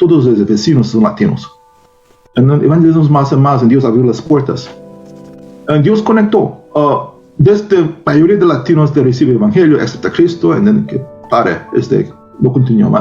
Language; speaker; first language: Spanish; non-native, learner; Korean